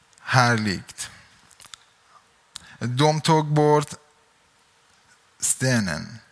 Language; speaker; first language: Swedish; non-native, learner; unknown